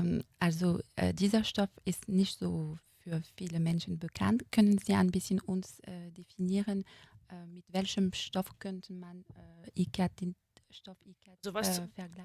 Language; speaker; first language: German; non-native, fluent; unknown